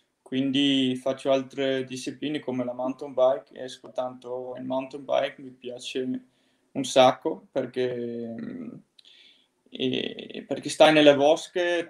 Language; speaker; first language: Italian; non-native, fluent; Danish